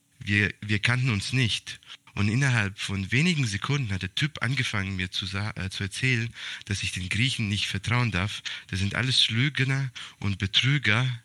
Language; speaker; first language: German; early bilingual, other home language; Serbian